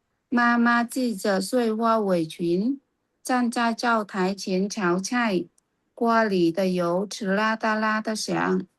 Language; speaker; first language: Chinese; non-native, learner; Khmer